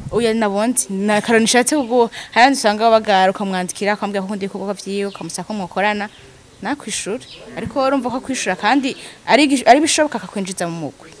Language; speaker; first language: Rundi; native; Rundi